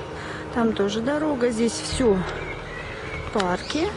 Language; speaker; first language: Russian; native; Russian